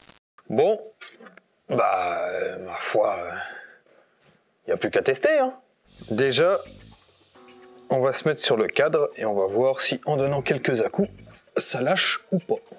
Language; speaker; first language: French; native; French